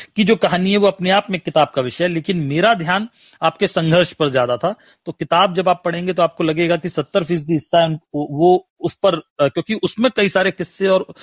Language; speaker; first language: Hindi; native; Hindi